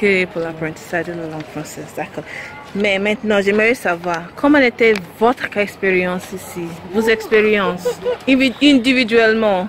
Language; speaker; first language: French; non-native, learner; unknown